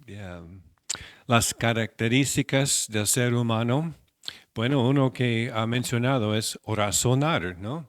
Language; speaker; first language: Spanish; non-native, fluent; English